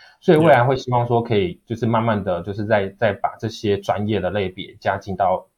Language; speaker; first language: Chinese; native; Chinese